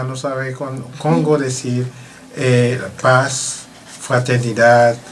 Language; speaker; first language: Spanish; non-native, learner; French